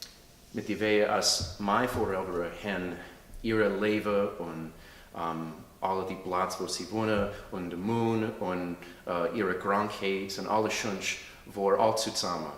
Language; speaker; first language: German; early bilingual, heritage; English